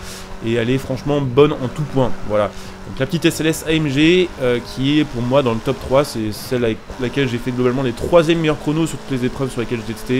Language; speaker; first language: French; native; French